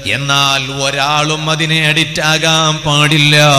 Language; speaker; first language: Malayalam; non-native, local second language; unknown